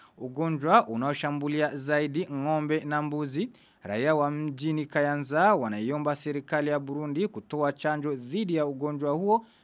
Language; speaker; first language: Swahili; non-native, local second language; Rundi